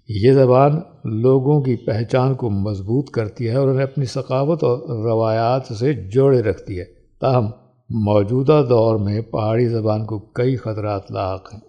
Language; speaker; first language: Urdu; non-native, local second language; Pahari-Potwari